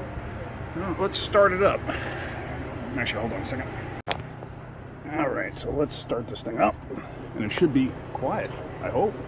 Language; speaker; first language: English; native; English